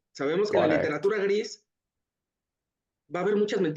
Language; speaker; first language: Spanish; native; Spanish